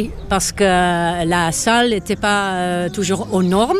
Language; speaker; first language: French; non-native, fluent; Dutch